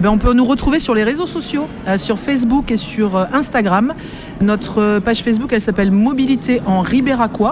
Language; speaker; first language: French; native; French